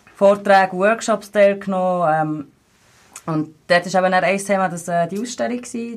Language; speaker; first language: German; native; German